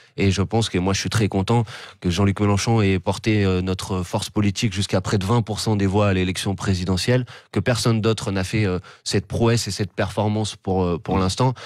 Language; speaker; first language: French; native; French